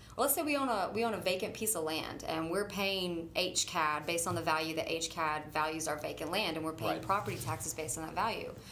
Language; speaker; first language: English; native; English